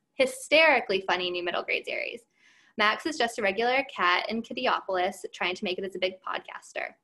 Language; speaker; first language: English; native; English